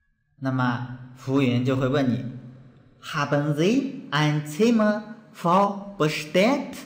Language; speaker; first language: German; non-native, fluent; Chinese